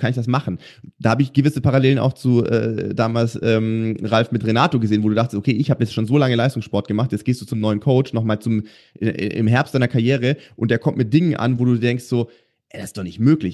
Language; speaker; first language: German; native; German